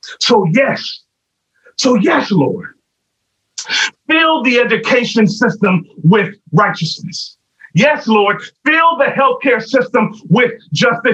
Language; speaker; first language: English; native; English